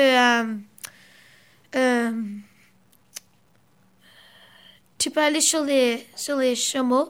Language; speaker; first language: French; early bilingual, other home language; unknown